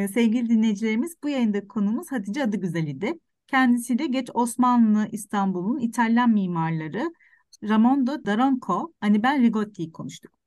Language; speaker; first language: Turkish; native; Turkish